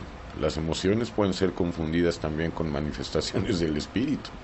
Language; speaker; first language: Spanish; native; Spanish